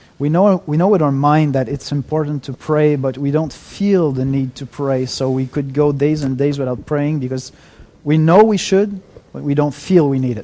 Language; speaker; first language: English; non-native, fluent; French